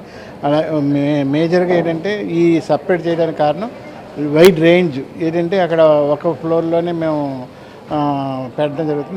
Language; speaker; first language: Telugu; native; Telugu